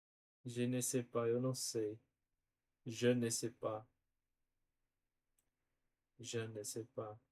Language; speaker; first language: French; non-native, learner; Portuguese